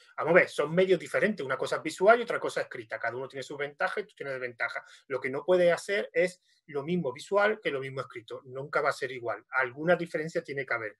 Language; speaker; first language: Spanish; native; Spanish